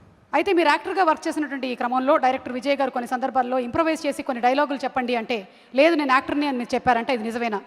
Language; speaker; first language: Telugu; native; Telugu